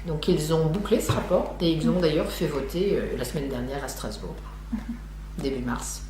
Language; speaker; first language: French; native; French